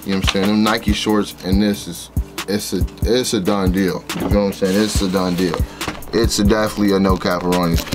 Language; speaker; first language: English; native; English